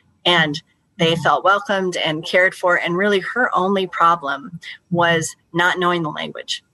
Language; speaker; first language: English; native; English